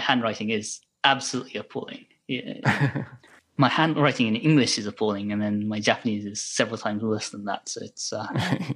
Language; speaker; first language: English; non-native, local second language; Japanese